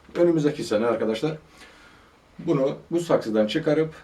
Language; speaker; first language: Turkish; native; Turkish